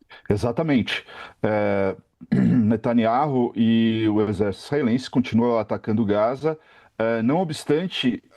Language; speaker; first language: Portuguese; native; Portuguese